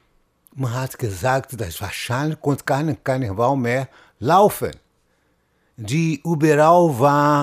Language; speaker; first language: German; non-native, fluent; Portuguese